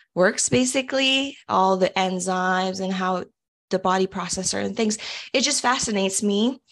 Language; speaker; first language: English; early bilingual, other home language; Indonesian